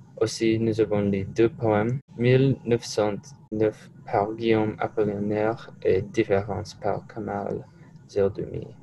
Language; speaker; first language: French; non-native, learner; English